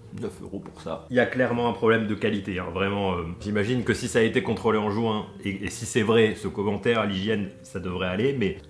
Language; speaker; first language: French; native; French